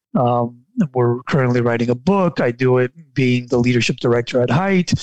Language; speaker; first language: English; non-native, fluent; Spanish